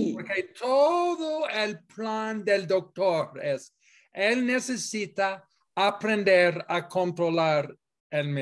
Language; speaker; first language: Spanish; non-native, fluent; English